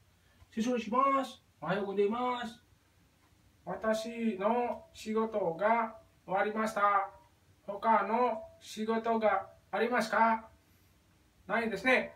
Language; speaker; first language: Japanese; non-native, fluent; Indonesian